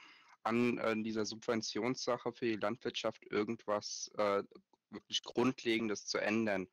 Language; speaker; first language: German; native; German